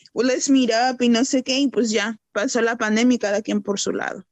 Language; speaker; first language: Spanish; early bilingual, heritage; Spanish